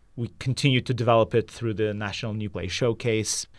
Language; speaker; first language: English; non-native, fluent; Turkish